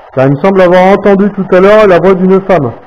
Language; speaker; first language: French; native; French